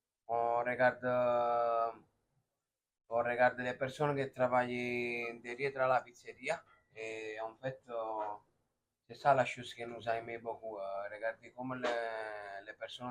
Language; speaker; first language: French; non-native, learner; Italian